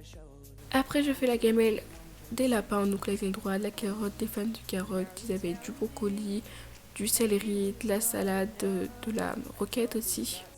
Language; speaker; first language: French; native; French